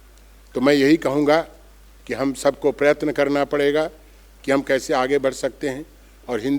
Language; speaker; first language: Hindi; non-native, local second language; Bangla